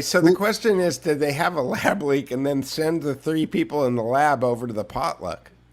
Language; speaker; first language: English; native; English